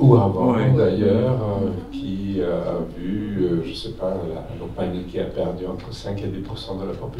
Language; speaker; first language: French; non-native, fluent; Serbian